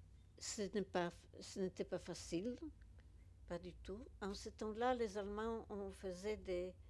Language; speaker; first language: French; non-native, fluent; Polish